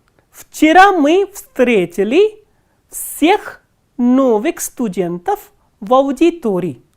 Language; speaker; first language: Russian; non-native, fluent; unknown